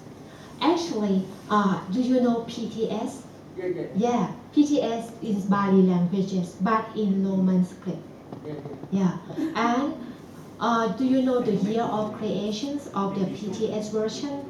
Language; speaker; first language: English; non-native, fluent; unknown